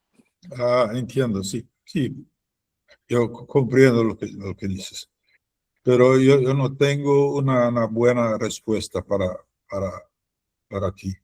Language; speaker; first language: Spanish; non-native, fluent; Portuguese